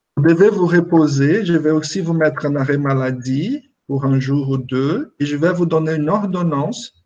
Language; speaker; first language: French; non-native, fluent; Portuguese